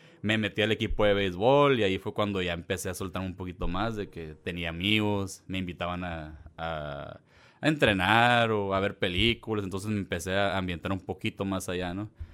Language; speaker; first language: Spanish; early bilingual, heritage; Spanish